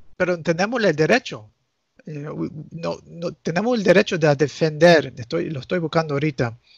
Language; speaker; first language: Spanish; early bilingual, heritage; Spanish